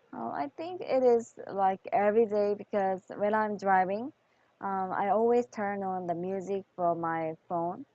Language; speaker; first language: English; non-native, learner; Korean